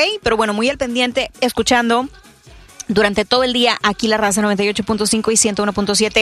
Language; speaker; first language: Spanish; native; Spanish